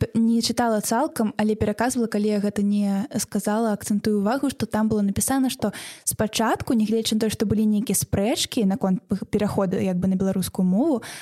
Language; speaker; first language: Belarusian; non-native, local second language; Russian